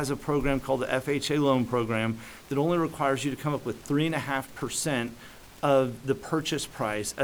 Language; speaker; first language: English; native; English